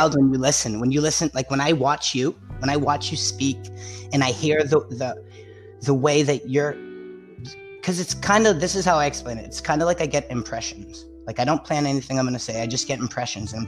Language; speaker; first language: English; native; English